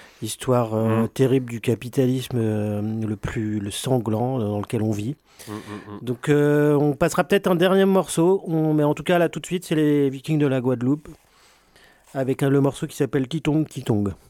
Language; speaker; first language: French; native; French